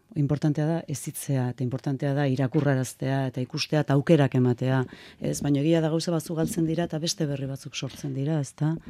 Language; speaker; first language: Basque; native; Basque